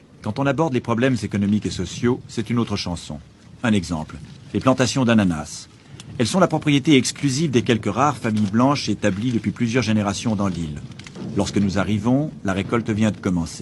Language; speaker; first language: French; native; French